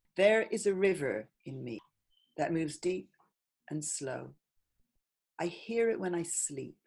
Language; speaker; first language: English; native; English